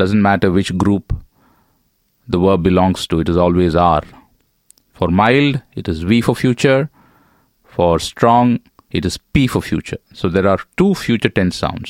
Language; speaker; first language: English; non-native, local second language; Tamil